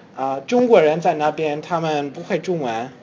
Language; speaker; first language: Chinese; non-native, fluent; English